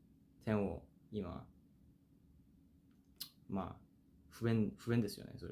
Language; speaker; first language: Japanese; non-native, fluent; Korean